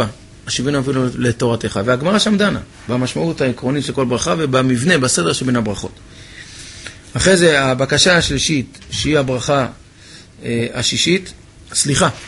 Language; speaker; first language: Hebrew; native; Hebrew